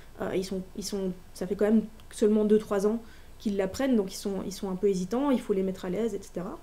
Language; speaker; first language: French; native; French